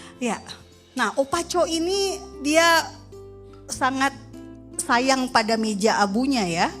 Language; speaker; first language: Indonesian; native; Indonesian